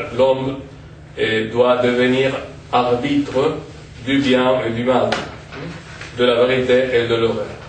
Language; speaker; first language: French; non-native, fluent; Spanish